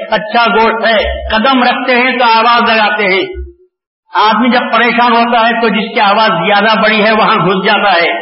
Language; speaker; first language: Urdu; native; Urdu